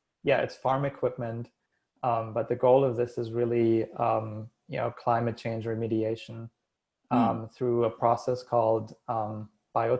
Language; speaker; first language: English; non-native, fluent; German